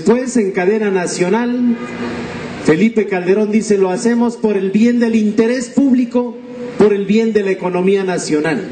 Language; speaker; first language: Spanish; native; Spanish